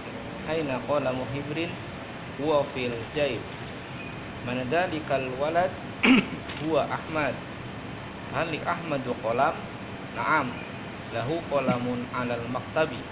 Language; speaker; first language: Arabic; non-native, learner; Indonesian